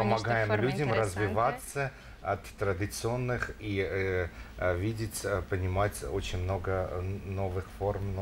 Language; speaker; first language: Russian; non-native, fluent; Romanian